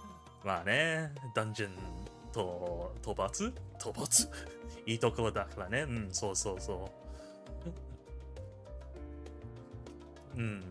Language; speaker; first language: Japanese; non-native, learner; English